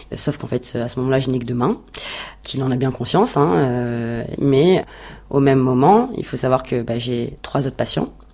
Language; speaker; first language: French; native; French